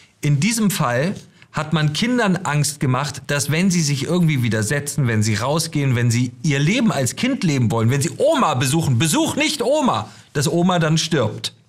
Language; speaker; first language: German; native; German